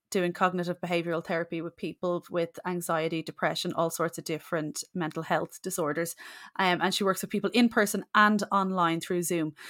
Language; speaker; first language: English; native; English